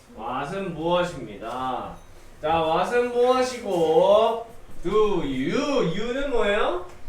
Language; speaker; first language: Korean; native; Korean